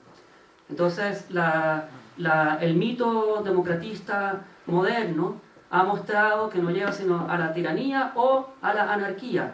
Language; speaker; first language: Spanish; native; Spanish